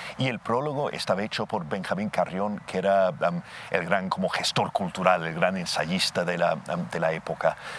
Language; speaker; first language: Spanish; non-native, fluent; English